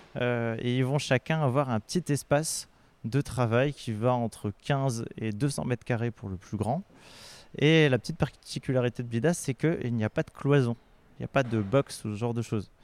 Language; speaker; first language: French; native; French